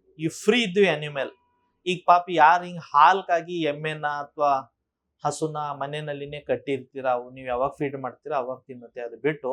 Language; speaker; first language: Kannada; native; Kannada